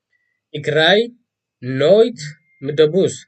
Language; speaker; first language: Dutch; non-native, fluent; Tigrinya